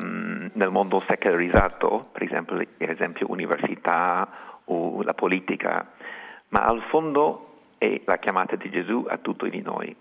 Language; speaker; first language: Italian; non-native, fluent; English